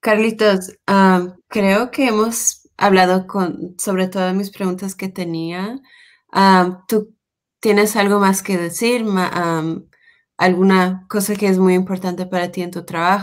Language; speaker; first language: Spanish; non-native, fluent; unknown